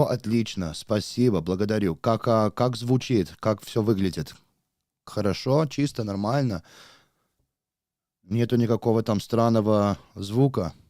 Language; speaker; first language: Russian; non-native, learner; English